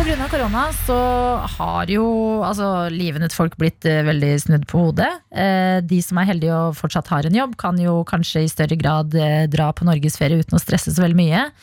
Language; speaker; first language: Norwegian; early bilingual, other home language; Albanian